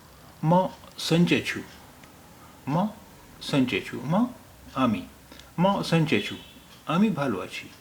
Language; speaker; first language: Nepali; non-native, fluent; Bangla